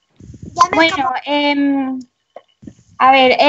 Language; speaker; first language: Spanish; native; Spanish